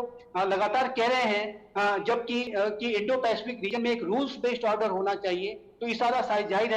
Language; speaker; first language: Hindi; native; Hindi